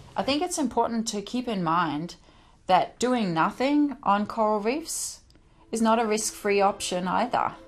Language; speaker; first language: English; non-native, fluent; Danish